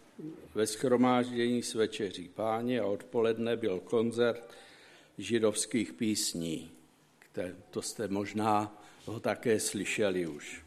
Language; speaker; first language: Czech; native; Czech